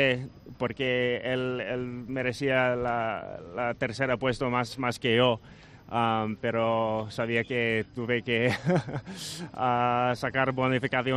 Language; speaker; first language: Spanish; non-native, fluent; Dutch